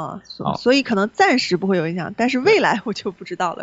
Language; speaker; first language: Chinese; native; Chinese